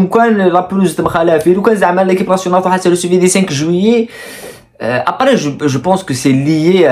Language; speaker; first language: French; non-native, local second language; Kabyle